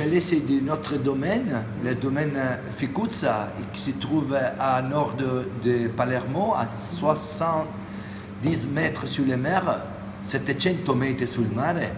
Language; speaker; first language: French; non-native, learner; Italian